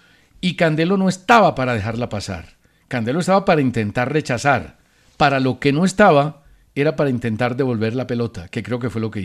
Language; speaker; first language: Spanish; native; Spanish